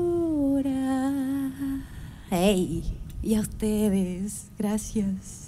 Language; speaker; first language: Spanish; native; Spanish